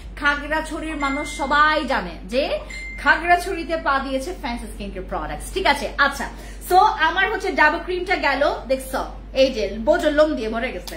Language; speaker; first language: Bangla; non-native, local second language; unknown